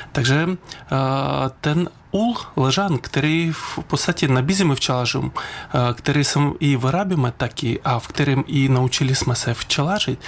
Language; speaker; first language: Czech; non-native, fluent; Ukrainian